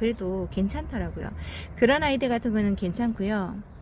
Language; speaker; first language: Korean; native; Korean